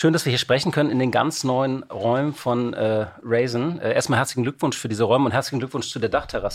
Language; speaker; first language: German; native; German